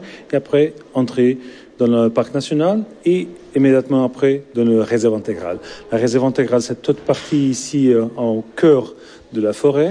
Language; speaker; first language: French; non-native, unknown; Portuguese